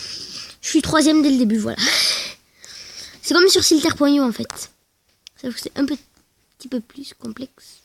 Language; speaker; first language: French; native; French